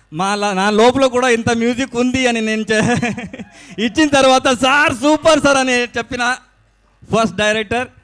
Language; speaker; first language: Telugu; non-native, learner; Kannada